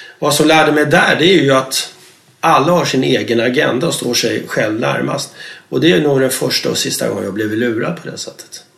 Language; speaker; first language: Swedish; native; Swedish